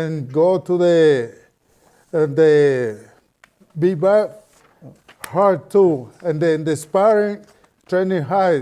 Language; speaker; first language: English; non-native, learner; Spanish